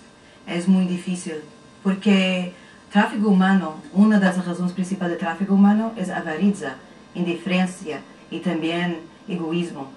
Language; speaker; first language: Spanish; non-native, learner; Portuguese